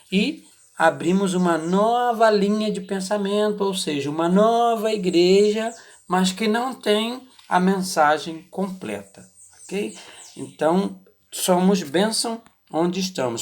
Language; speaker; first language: Portuguese; native; Portuguese